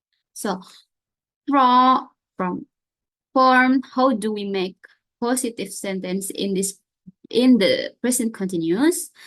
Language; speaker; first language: English; non-native, learner; Indonesian